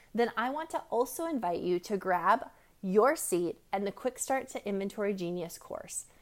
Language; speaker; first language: English; native; English